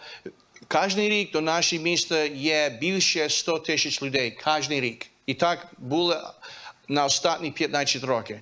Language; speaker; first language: Ukrainian; early bilingual, heritage; Ukrainian